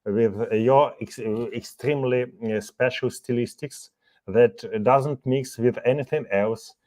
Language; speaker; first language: English; non-native, fluent; Ukrainian